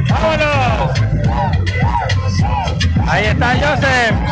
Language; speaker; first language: Spanish; native; Spanish